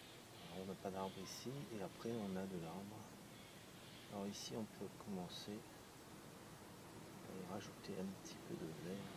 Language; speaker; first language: French; native; French